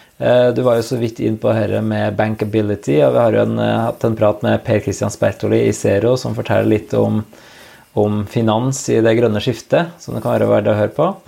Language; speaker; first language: Norwegian; native; Norwegian